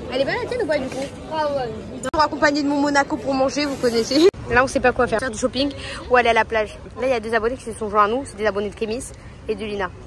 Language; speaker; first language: French; native; French